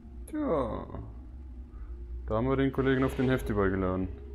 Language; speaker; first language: German; native; German